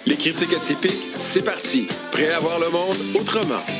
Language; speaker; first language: French; native; French